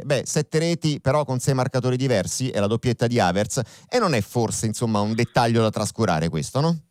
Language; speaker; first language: Italian; native; Italian